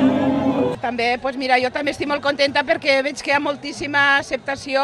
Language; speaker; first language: Catalan; non-native, local second language; Spanish